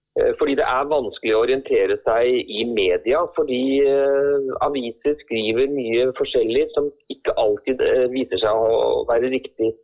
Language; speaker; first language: Norwegian; native; Norwegian